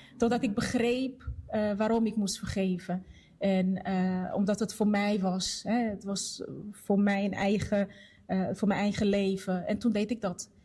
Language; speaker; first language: Dutch; non-native, fluent; Portuguese